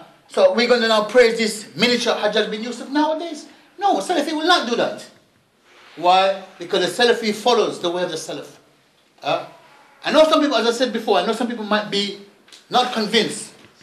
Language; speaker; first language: English; native; English